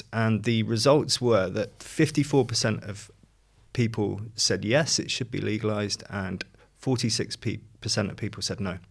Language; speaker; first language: English; native; English